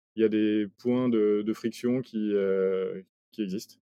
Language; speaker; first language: French; native; French